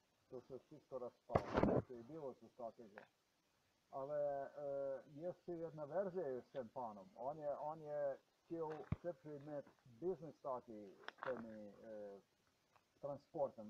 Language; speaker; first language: Polish; non-native, learner; Slovenian